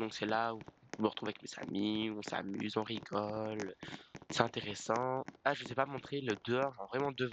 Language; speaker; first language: French; native; French